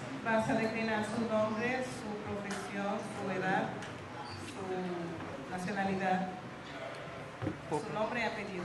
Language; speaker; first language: Spanish; non-native, fluent; Haitian Creole